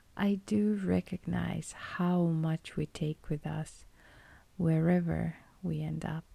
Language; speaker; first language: English; non-native, fluent; Romanian